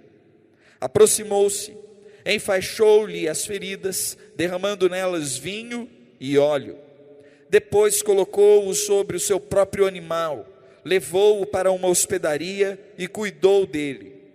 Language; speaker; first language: Portuguese; native; Portuguese